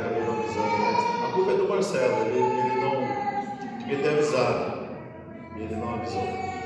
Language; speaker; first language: Portuguese; native; Portuguese